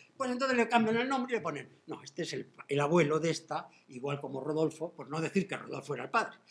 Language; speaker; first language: Spanish; native; Spanish